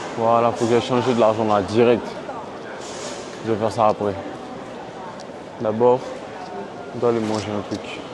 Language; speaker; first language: French; native; French